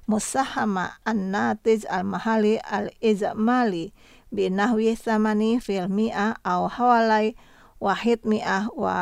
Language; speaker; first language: Arabic; non-native, fluent; Indonesian